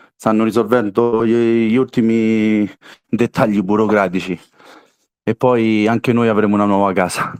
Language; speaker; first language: Italian; native; Italian